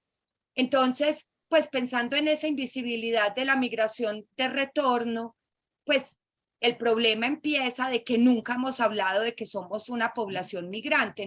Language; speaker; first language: Spanish; native; Spanish